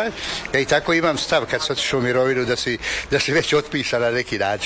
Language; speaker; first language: Serbian; native; Serbian